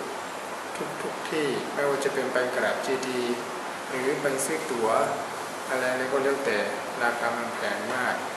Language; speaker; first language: Thai; non-native, fluent; Burmese